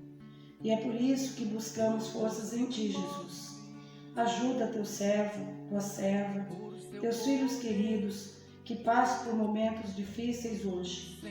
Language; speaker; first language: Portuguese; native; Portuguese